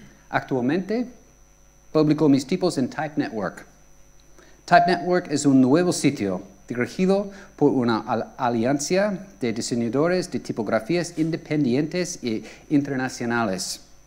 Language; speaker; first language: Spanish; non-native, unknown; English